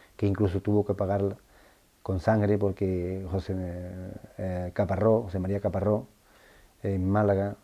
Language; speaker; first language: Spanish; native; Spanish